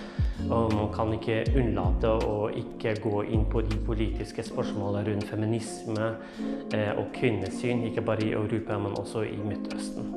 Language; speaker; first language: Norwegian; non-native, fluent; Kurdish